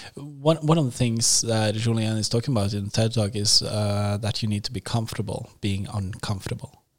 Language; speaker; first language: English; non-native, fluent; Norwegian